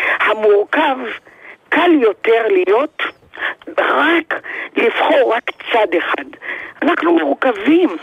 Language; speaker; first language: Hebrew; early bilingual, other home language; Arabic